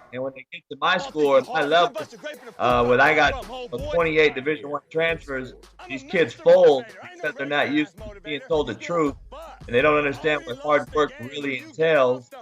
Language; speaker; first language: English; native; English